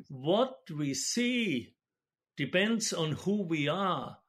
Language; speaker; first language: English; non-native, fluent; German